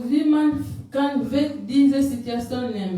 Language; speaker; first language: German; non-native, learner; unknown